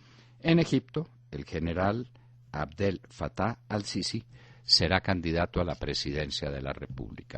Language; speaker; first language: Spanish; native; Spanish